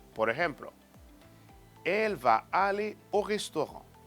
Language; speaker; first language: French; non-native, fluent; Spanish